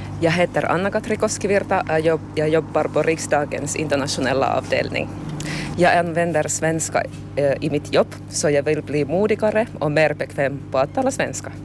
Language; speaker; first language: Swedish; non-native, fluent; Finnish